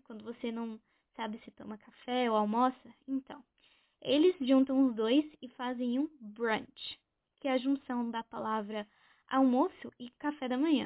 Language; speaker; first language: Portuguese; native; Portuguese